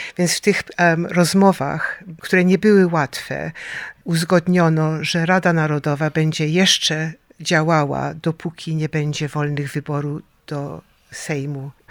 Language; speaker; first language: Polish; early bilingual, heritage; Polish